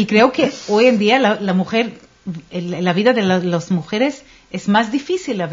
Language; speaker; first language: Spanish; non-native, fluent; Hebrew